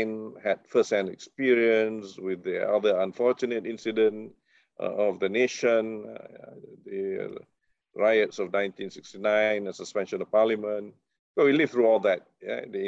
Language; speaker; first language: English; non-native, local second language; Malay